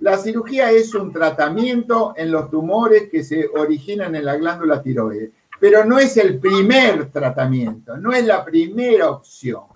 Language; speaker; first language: Spanish; native; Spanish